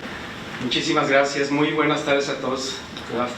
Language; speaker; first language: Spanish; native; Spanish